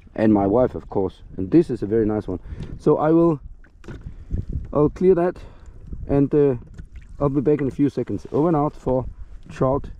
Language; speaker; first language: English; non-native, fluent; Danish